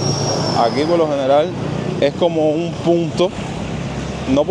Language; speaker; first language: Spanish; native; Spanish